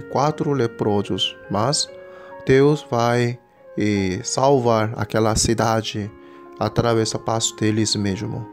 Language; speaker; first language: Portuguese; non-native, fluent; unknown